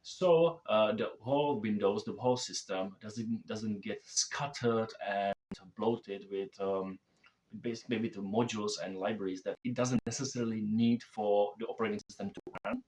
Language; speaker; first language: English; non-native, fluent; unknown